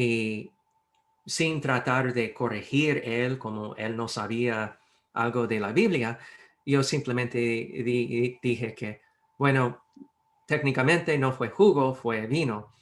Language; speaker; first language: Spanish; non-native, fluent; English